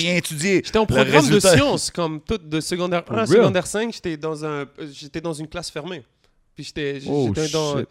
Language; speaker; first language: French; native; French